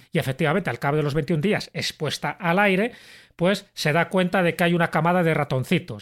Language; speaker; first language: Spanish; native; Spanish